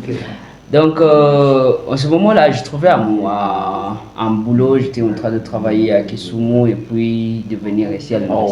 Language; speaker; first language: French; non-native, fluent; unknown